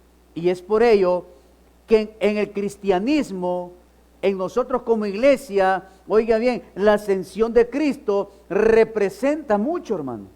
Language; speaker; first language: Spanish; native; Spanish